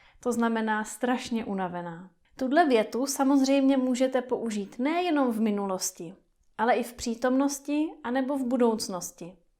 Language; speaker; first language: Czech; native; Czech